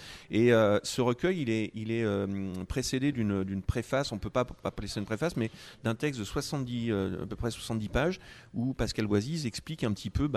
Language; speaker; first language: French; native; French